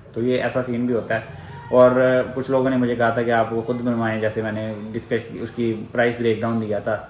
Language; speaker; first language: Urdu; non-native, local second language; Punjabi